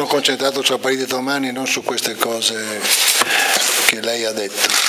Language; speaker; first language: Italian; native; Italian